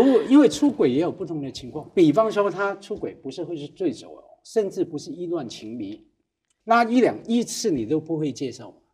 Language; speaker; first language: Chinese; native; Chinese